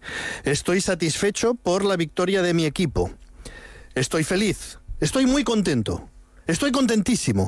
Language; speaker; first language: Spanish; native; Spanish